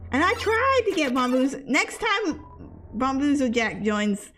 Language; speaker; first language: English; native; English